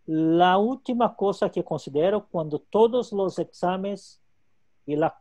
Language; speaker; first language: Spanish; non-native, local second language; Portuguese